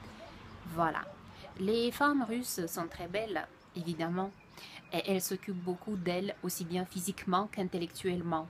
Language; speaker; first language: French; non-native, fluent; Russian